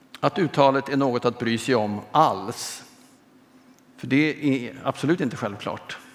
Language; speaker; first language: Swedish; native; Swedish